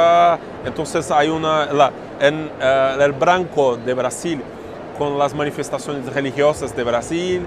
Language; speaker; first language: Spanish; non-native, fluent; Portuguese